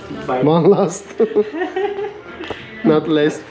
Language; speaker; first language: English; non-native, learner; Turkish